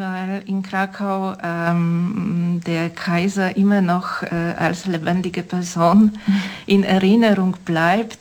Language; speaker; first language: German; non-native, fluent; Polish